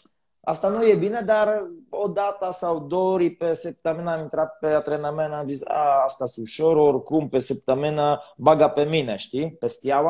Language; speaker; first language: Romanian; non-native, learner; Polish